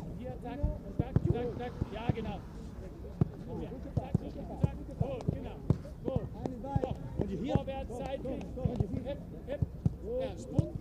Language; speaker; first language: German; non-native, learner; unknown